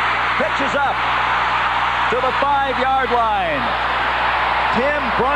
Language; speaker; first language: English; native; English